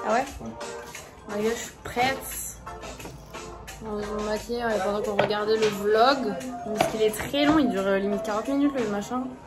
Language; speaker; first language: French; native; French